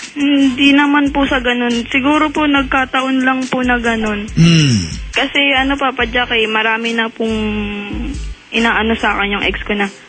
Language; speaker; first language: Filipino; native; Filipino